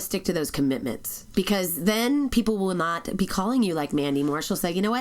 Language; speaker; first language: English; native; English